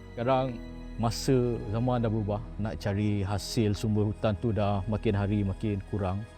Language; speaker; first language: Malay; non-native, local second language; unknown